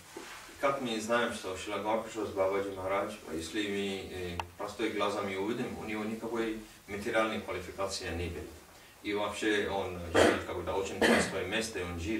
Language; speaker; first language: Russian; non-native, learner; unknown